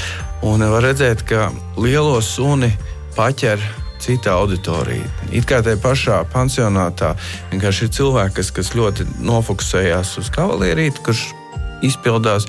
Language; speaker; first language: Latvian; native; Latvian